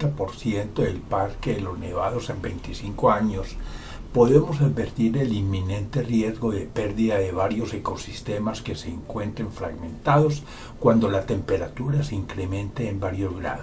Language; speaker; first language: Spanish; native; Spanish